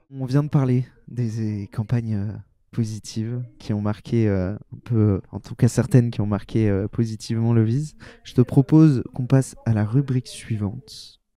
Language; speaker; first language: French; native; French